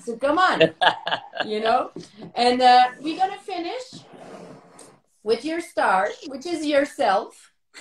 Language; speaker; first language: English; non-native, fluent; French